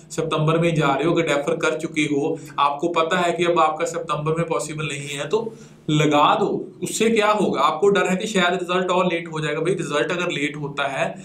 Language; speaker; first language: Hindi; non-native, local second language; Punjabi